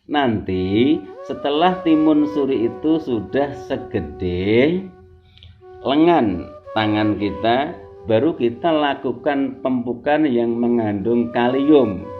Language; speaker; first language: Indonesian; native; Indonesian